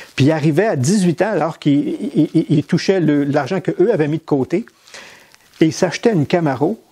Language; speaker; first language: French; native; French